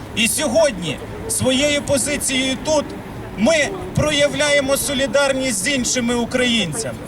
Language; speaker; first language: Ukrainian; native; Ukrainian